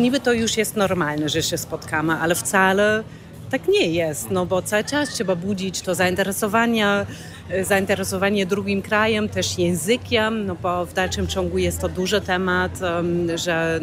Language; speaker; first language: Polish; non-native, fluent; German